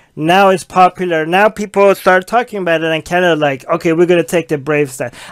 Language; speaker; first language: English; native; English